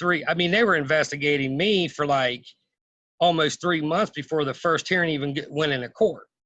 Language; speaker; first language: English; native; English